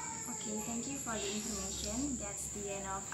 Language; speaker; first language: English; non-native, learner; Indonesian